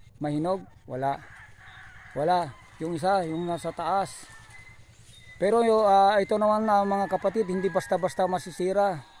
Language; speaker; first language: Filipino; non-native, local second language; Iloko